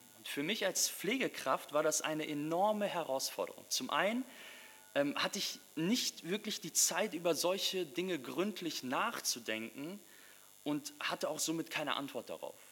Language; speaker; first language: German; early bilingual, other home language; Russian